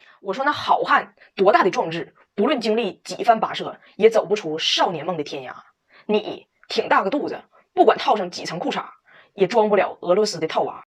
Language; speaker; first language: Chinese; native; Chinese